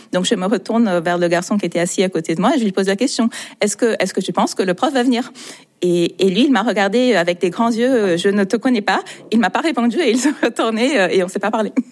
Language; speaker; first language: French; non-native, fluent; Portuguese